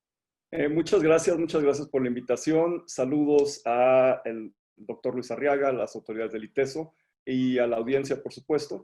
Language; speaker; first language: Spanish; native; Spanish